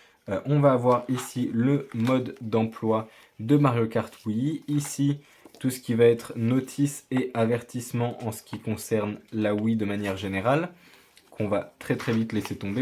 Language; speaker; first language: French; native; French